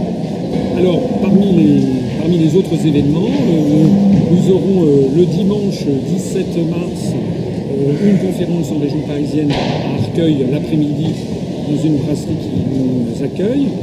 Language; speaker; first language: French; native; French